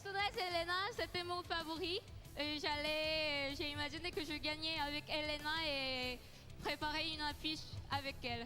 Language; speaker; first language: French; non-native, learner; Korean